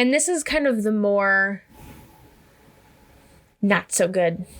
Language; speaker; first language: English; native; English